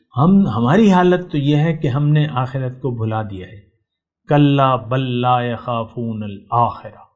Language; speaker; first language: Urdu; non-native, local second language; Pashto